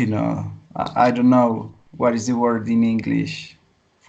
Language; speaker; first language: English; non-native, learner; Spanish